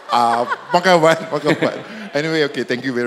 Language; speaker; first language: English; non-native, local second language; Malay